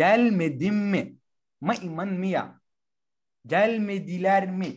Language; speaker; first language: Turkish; non-native, fluent; Somali